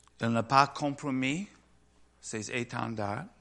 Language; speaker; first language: French; non-native, learner; English